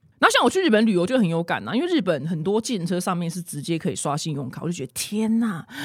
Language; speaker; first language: Chinese; native; Chinese